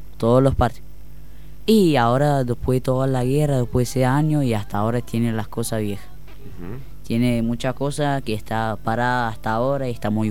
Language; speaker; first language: Spanish; non-native, learner; Arabic